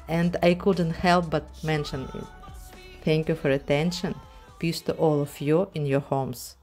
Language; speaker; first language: English; non-native, fluent; Ukrainian